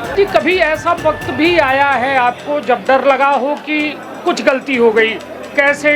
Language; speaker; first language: Hindi; native; Hindi